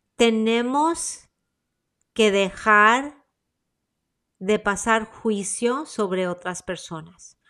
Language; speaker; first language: Spanish; native; Spanish